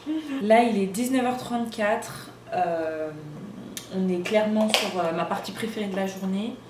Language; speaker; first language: French; native; French